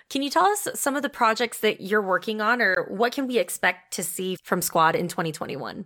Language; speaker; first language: English; native; English